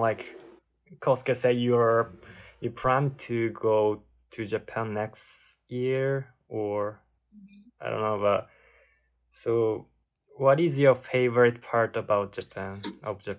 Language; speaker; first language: English; non-native, learner; Japanese